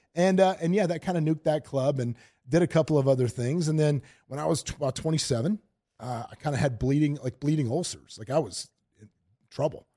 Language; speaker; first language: English; native; English